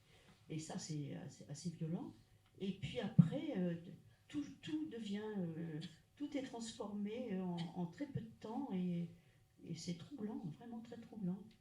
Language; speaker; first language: French; native; French